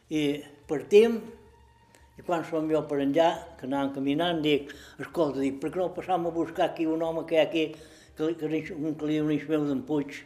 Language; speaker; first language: Catalan; native; Catalan